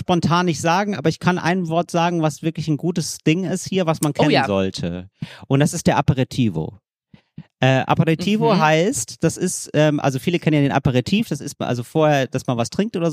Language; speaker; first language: German; native; German